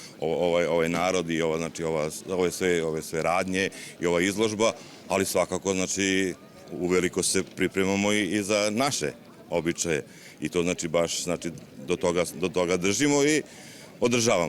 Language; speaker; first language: Serbian; native; Serbian